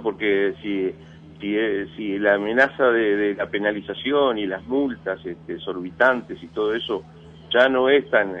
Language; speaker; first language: Spanish; native; Spanish